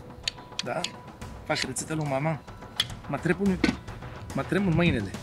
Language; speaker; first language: Romanian; non-native, learner; Arabic